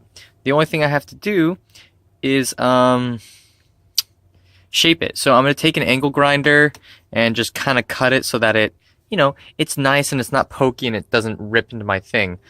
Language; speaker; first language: English; native; English